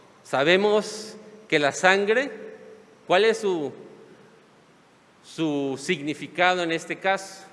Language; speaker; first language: Spanish; native; Spanish